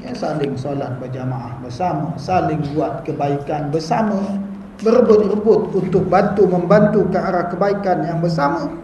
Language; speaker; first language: Malay; native; Malay